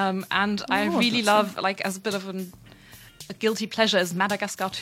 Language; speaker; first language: English; non-native, fluent; German